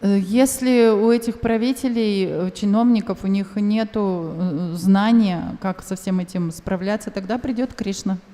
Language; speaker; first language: Russian; native; Russian